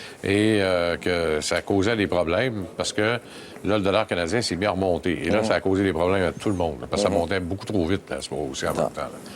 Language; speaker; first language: French; native; French